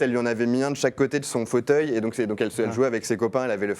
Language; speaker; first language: French; native; French